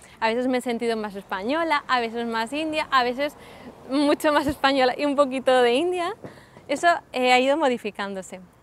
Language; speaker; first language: Spanish; early bilingual, other home language; Sindhi